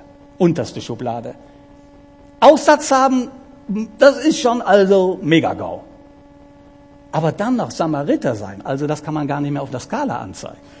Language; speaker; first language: German; native; German